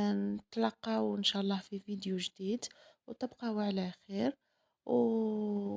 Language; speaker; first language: Arabic; native; Arabic